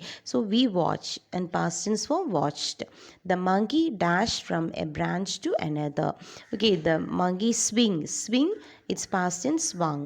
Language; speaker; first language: English; non-native, local second language; Malayalam